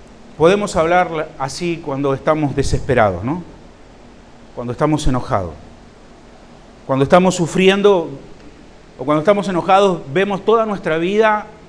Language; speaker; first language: Spanish; native; Spanish